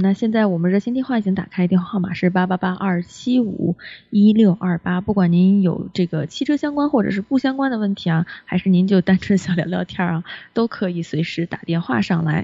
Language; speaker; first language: Chinese; native; Chinese